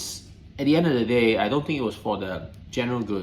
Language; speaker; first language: English; native; English